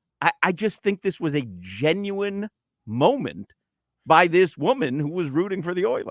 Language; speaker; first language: English; native; English